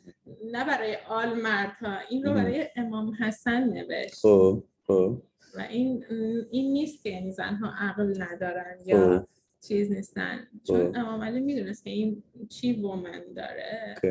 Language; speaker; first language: Persian; early bilingual, heritage; Persian